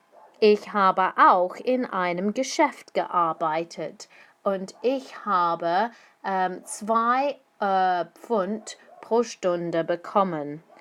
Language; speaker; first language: German; non-native, fluent; English